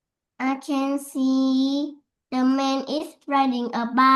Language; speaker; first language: English; non-native, learner; Vietnamese